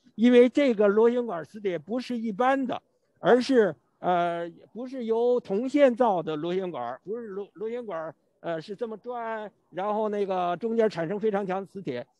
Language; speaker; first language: Chinese; native; Chinese